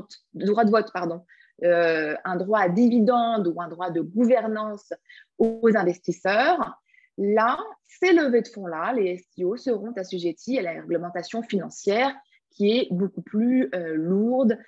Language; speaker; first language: French; native; French